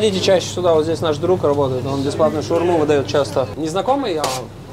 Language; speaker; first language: Russian; native; Russian